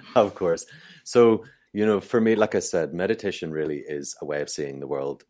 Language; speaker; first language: English; native; English